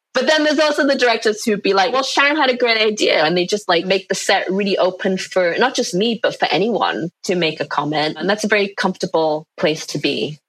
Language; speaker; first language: English; native; English